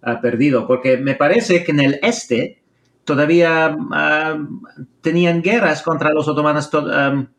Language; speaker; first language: Spanish; non-native, fluent; English